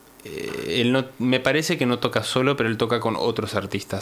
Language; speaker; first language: Spanish; native; Spanish